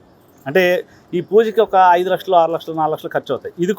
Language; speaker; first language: Telugu; native; Telugu